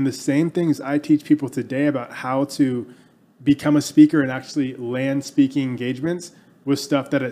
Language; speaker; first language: English; native; English